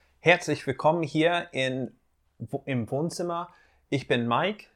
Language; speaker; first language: German; non-native, fluent; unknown